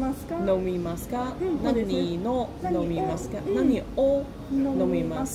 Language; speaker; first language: Japanese; non-native, learner; English